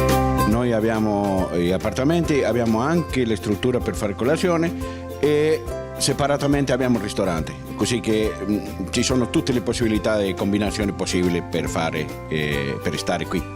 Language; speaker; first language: Italian; non-native, fluent; Spanish